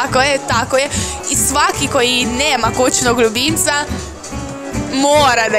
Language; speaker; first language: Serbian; early bilingual, heritage; Serbian